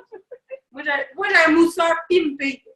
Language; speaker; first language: French; native; French